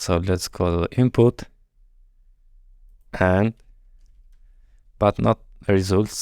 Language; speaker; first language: English; non-native, fluent; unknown